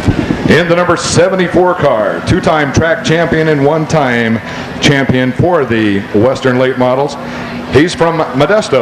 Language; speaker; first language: English; native; English